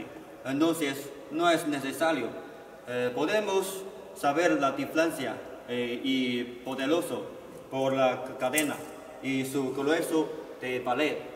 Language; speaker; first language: Spanish; non-native, learner; Chinese